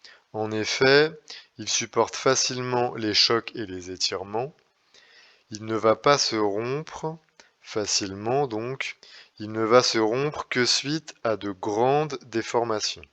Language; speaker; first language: French; native; French